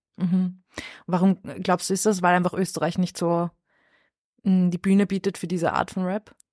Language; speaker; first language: German; native; German